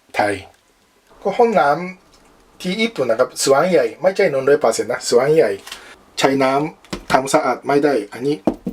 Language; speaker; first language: Thai; non-native, learner; Japanese